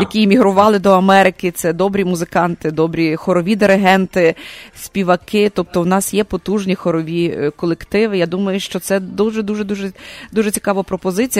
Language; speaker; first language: Ukrainian; native; Ukrainian